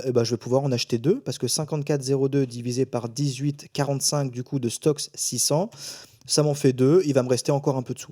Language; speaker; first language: French; native; French